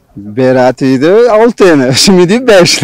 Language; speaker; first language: Turkish; non-native, learner; Portuguese